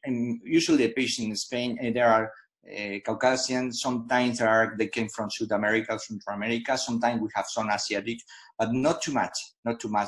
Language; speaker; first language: English; non-native, fluent; Spanish